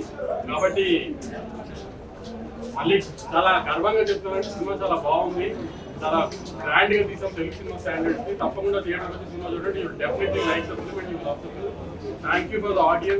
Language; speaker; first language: Telugu; native; Telugu